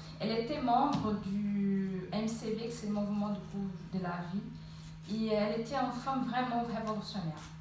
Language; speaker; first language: French; non-native, fluent; Portuguese